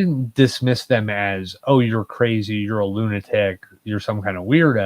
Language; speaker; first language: English; native; English